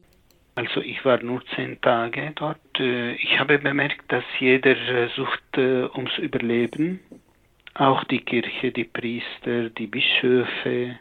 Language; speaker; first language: German; non-native, fluent; Arabic